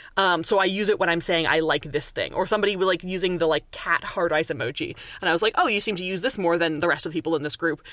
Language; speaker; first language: English; native; English